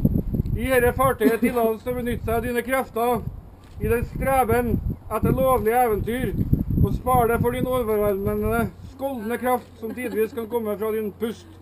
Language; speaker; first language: Norwegian; native; Norwegian